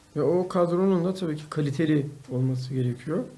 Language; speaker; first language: Turkish; native; Turkish